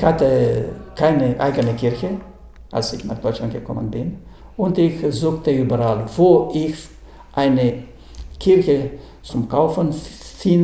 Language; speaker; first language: German; non-native, fluent; Romanian